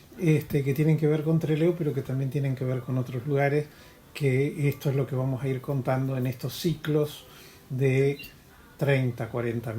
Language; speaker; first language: Spanish; native; Spanish